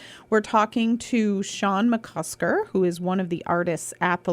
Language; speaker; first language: English; native; English